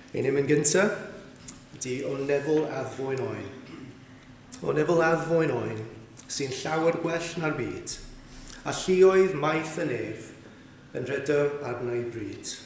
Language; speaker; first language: Welsh; native; Welsh